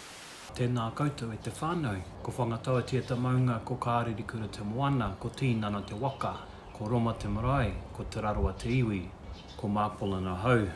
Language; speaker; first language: Māori; non-native, local second language; English